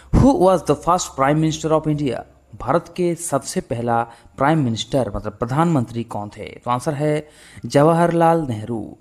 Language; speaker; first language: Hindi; non-native, local second language; Bangla